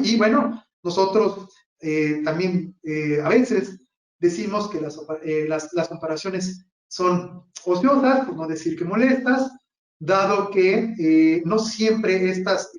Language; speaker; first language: Spanish; native; Spanish